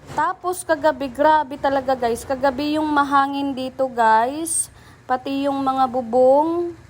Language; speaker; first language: Filipino; non-native, local second language; Bikol